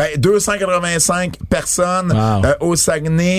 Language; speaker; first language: French; native; French